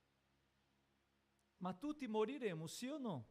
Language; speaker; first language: Italian; non-native, fluent; Portuguese